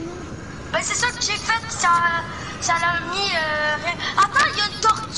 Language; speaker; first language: French; native; French